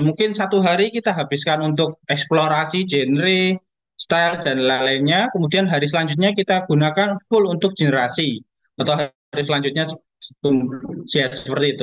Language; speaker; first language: Indonesian; native; Indonesian